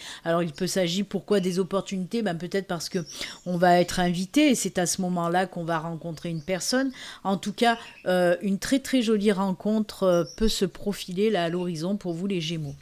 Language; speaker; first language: French; native; French